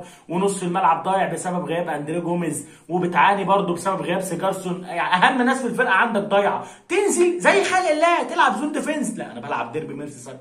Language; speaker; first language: Arabic; native; Arabic